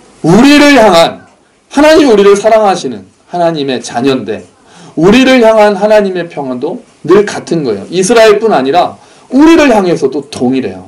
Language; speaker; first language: Korean; native; Korean